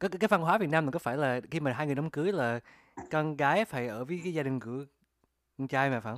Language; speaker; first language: Vietnamese; early bilingual, heritage; Vietnamese